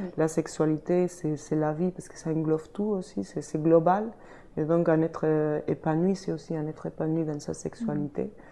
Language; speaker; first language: French; non-native, fluent; Spanish